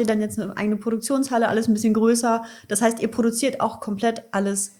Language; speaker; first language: German; native; German